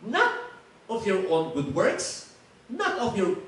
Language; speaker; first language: English; non-native, local second language; Filipino